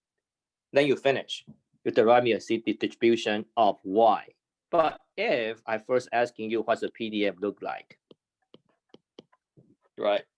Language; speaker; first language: English; non-native, fluent; Chinese